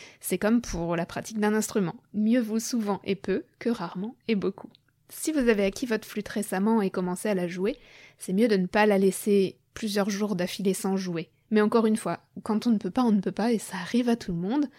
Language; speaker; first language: French; native; French